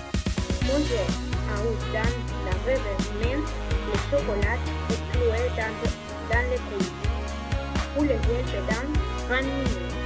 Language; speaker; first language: French; non-native, learner; Spanish